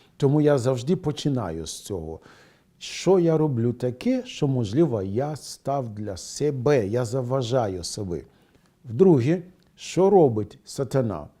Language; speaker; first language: Ukrainian; non-native, fluent; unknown